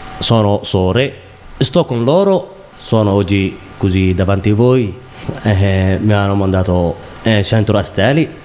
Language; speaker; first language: Italian; non-native, learner; Somali